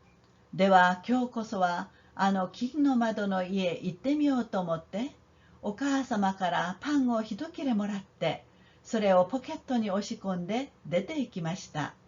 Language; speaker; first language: Japanese; non-native, fluent; Korean